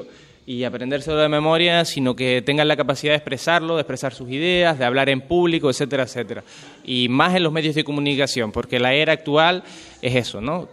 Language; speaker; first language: Spanish; native; Spanish